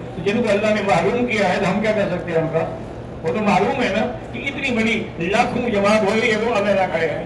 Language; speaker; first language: Urdu; native; Urdu